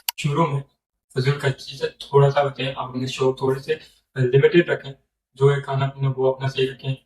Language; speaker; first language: Urdu; non-native, local second language; Northern Hindko